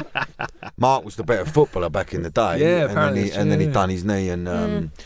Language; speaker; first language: English; native; English